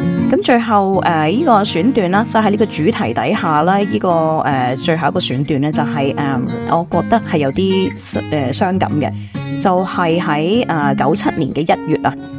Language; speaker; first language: Cantonese; native; Cantonese